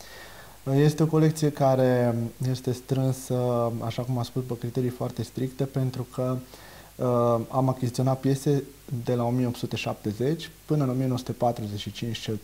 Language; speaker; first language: Romanian; native; Romanian